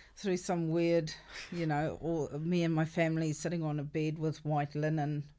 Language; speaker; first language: English; non-native, local second language; Afrikaans